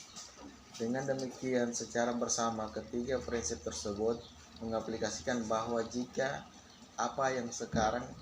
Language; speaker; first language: Indonesian; native; Indonesian